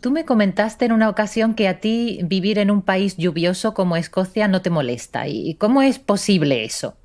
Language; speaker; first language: Spanish; native; Spanish